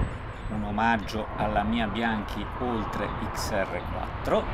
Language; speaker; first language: Italian; native; Italian